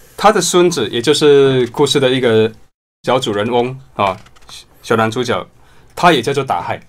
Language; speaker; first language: Chinese; non-native, local second language; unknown